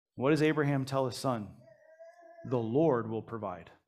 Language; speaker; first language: English; native; English